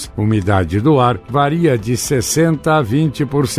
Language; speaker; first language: Portuguese; native; Portuguese